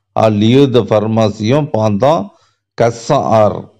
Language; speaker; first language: French; non-native, learner; Tamil